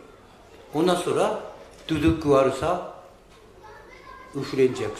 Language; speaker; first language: Turkish; non-native, learner; Japanese